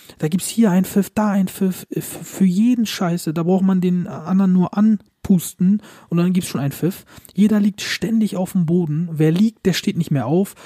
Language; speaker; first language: German; early bilingual, other home language; Turkish